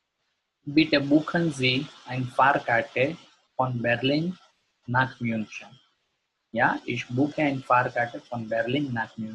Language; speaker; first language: German; non-native, learner; Gujarati